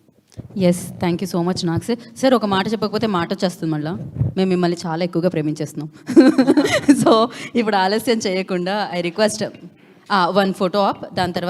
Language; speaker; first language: Telugu; native; Telugu